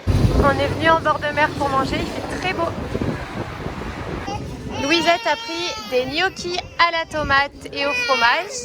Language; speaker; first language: French; native; French